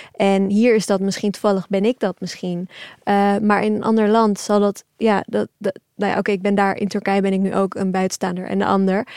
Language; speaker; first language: Dutch; early bilingual, other home language; Turkish